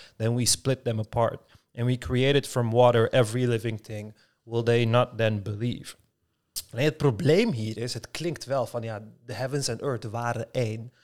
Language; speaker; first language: Dutch; early bilingual, other home language; Turkish